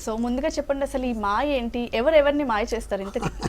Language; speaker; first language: Telugu; native; Telugu